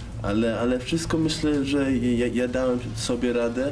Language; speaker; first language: Polish; early bilingual, heritage; English